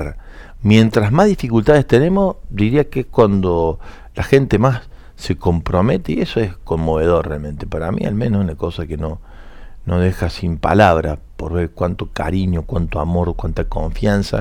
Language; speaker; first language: Spanish; native; Spanish